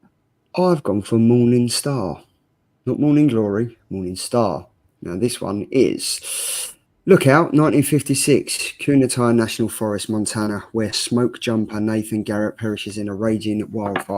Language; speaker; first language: English; native; English